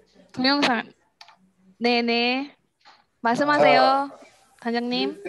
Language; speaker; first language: Korean; non-native, learner; Indonesian